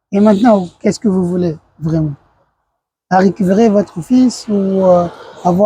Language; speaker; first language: French; non-native, learner; Arabic